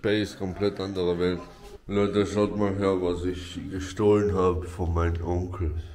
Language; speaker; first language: German; early bilingual, other home language; Albanian